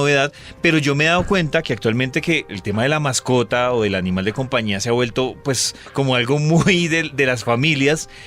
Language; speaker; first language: Spanish; native; Spanish